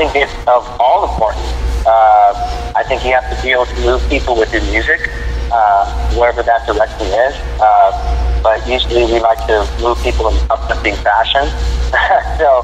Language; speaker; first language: English; native; English